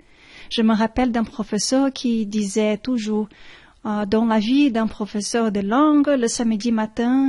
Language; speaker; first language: French; non-native, learner; Portuguese